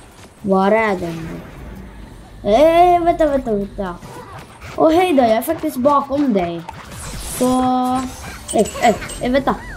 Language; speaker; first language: Swedish; early bilingual, other home language; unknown